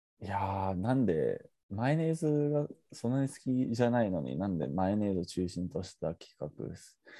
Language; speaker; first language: Japanese; non-native, fluent; English